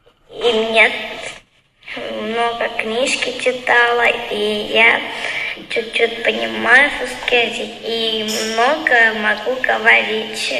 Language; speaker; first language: Russian; non-native, learner; Uzbek